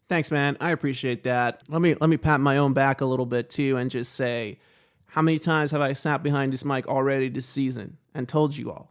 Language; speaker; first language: English; native; English